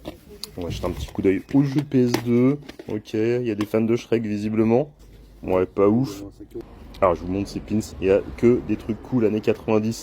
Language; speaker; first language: French; native; French